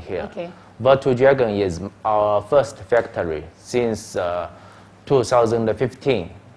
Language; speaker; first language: English; non-native, learner; Chinese